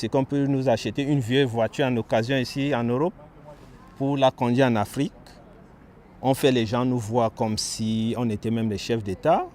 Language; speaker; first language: French; non-native, local second language; Wolof